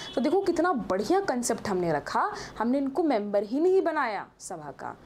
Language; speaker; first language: Hindi; native; Hindi